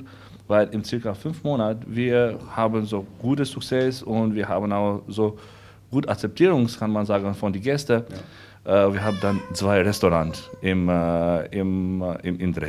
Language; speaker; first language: German; non-native, learner; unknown